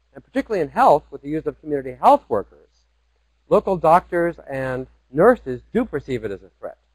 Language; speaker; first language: English; native; English